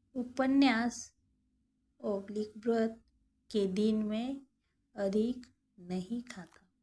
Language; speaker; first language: Hindi; non-native, local second language; Marathi